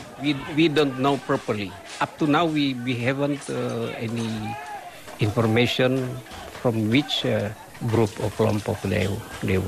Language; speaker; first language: English; non-native, learner; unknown